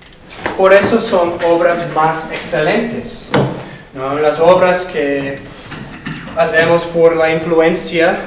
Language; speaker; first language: Spanish; non-native, fluent; English